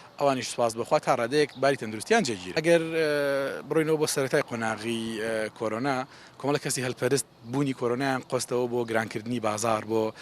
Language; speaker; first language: Central Kurdish; native; Central Kurdish